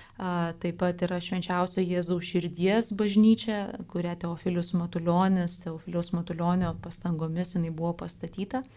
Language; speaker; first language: Lithuanian; native; Lithuanian